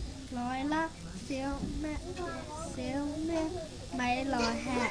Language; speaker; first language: Chinese; early bilingual, heritage; Cantonese